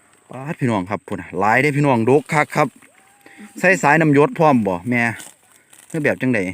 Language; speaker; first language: Thai; non-native, local second language; Northeastern Thai